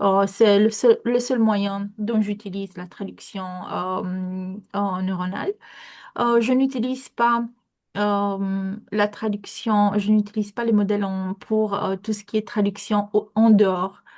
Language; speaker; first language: French; non-native, fluent; Romanian